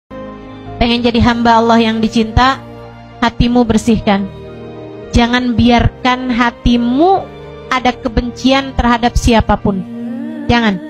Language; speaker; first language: Indonesian; native; Indonesian